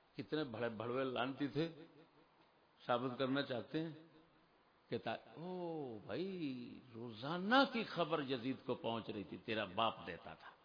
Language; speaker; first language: Urdu; native; Urdu